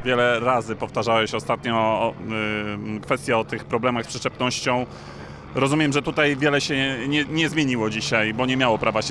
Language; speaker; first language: Polish; native; Polish